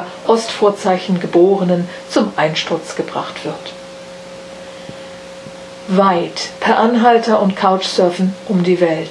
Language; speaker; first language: German; native; German